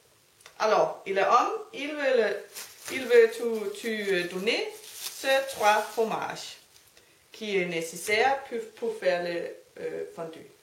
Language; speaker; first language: French; non-native, learner; Danish